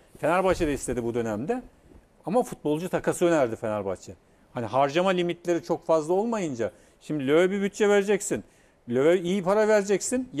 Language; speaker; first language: Turkish; native; Turkish